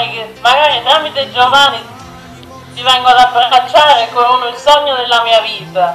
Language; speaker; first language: Italian; native; Italian